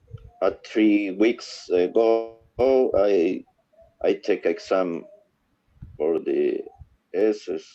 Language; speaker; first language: English; non-native, learner; Spanish